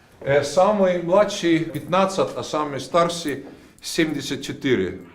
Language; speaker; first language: Russian; non-native, fluent; Estonian